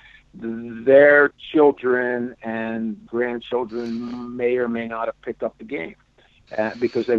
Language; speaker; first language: English; native; English